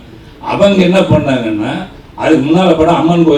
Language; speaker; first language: Tamil; native; Tamil